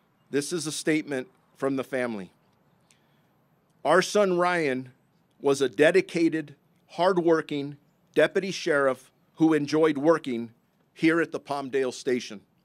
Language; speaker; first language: English; early bilingual, other home language; Spanish